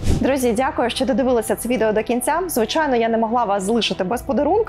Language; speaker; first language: Ukrainian; native; Ukrainian